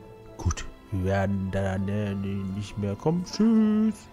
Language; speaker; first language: German; native; German